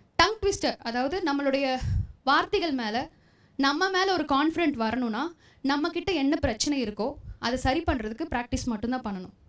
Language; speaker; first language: Tamil; non-native, local second language; Telugu